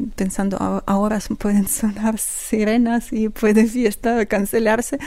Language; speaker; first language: Spanish; non-native, fluent; Ukrainian